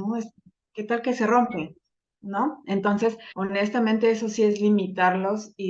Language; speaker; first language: Spanish; native; Spanish